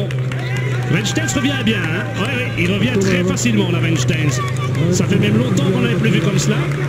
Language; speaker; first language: French; native; French